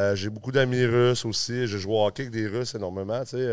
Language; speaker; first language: French; early bilingual, other home language; English